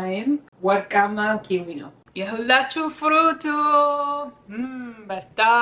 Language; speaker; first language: Amharic; non-native, learner; Arabic